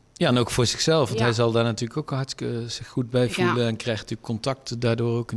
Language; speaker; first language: Dutch; native; Dutch